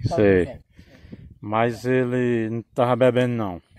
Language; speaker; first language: Portuguese; native; Portuguese